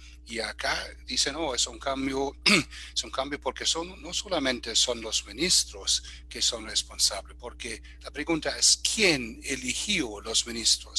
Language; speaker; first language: Spanish; non-native, fluent; German